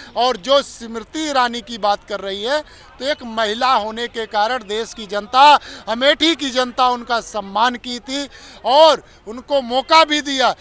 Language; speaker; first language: Hindi; native; Hindi